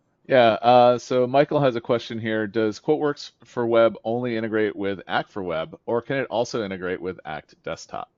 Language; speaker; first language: English; native; English